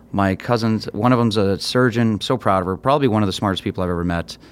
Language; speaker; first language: English; native; English